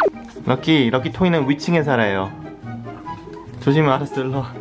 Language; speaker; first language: Korean; native; Korean